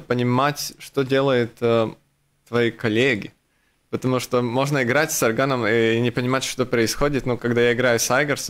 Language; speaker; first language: Russian; non-native, local second language; Latvian